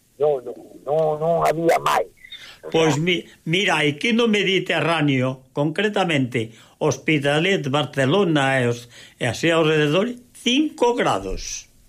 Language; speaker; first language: Galician; native; Galician